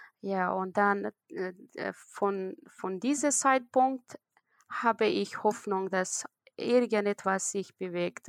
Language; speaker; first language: German; non-native, learner; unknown